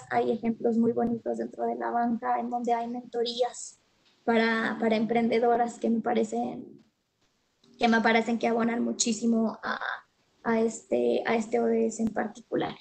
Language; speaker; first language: Spanish; native; Spanish